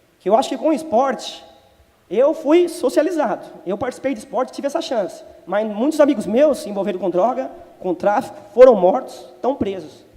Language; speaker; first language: Portuguese; native; Portuguese